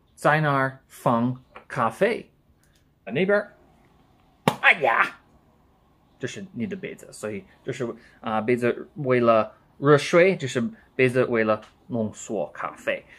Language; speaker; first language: Chinese; non-native, learner; English